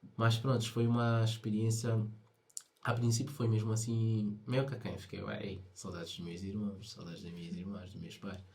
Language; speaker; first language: Portuguese; native; Portuguese